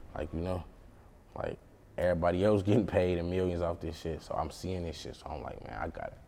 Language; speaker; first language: English; native; English